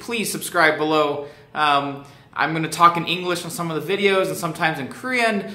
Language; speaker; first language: English; native; English